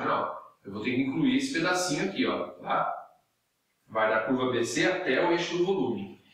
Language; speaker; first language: Portuguese; native; Portuguese